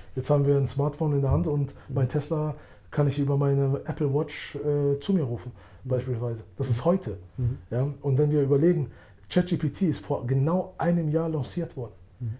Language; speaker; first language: German; early bilingual, other home language; Albanian